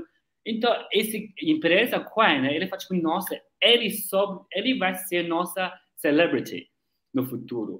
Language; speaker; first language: Portuguese; non-native, learner; Chinese